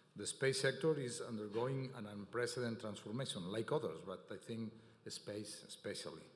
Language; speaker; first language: English; non-native, fluent; Catalan